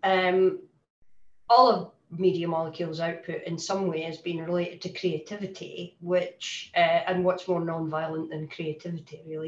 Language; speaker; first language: English; native; English